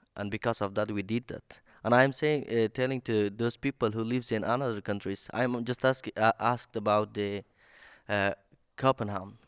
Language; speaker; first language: English; non-native, learner; Persian